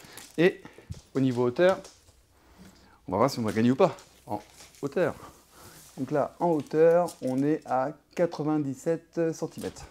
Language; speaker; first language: French; native; French